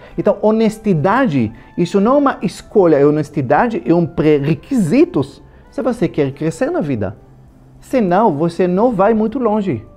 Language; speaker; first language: Portuguese; non-native, fluent; Hebrew